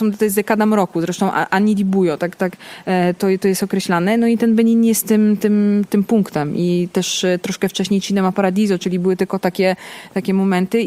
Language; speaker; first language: Polish; early bilingual, other home language; Italian